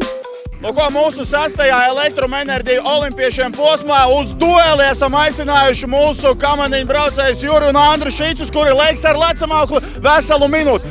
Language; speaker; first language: Latvian; native; Latvian